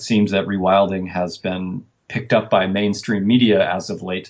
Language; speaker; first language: English; native; English